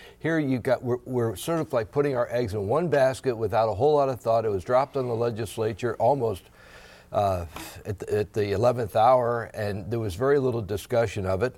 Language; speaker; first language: English; native; English